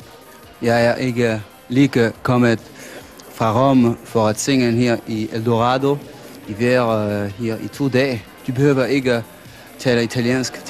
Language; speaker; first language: Danish; non-native, learner; Italian